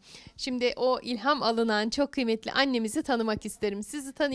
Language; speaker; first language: Turkish; native; Turkish